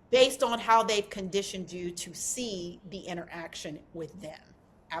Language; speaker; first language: English; native; English